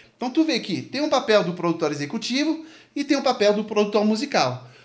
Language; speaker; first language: Portuguese; non-native, fluent; French